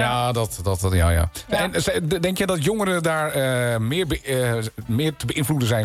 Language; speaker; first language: Dutch; native; Dutch